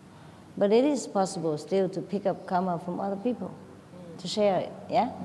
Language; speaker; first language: English; non-native, fluent; Vietnamese